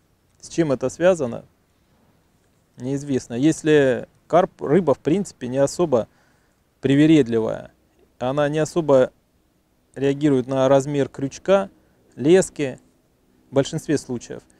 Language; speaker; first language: Russian; native; Russian